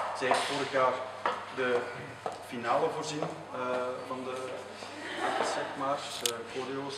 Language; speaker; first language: Dutch; native; Dutch